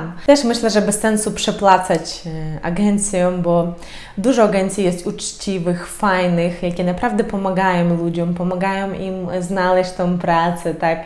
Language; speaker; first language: Polish; non-native, fluent; Ukrainian